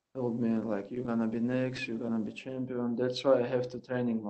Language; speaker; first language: English; non-native, learner; Russian